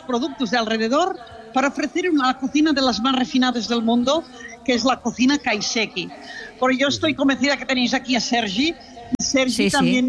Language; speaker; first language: Spanish; non-native, local second language; Catalan